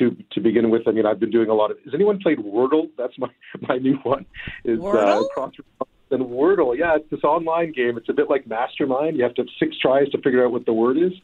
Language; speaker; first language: English; native; English